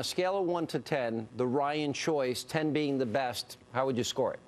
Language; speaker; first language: English; native; English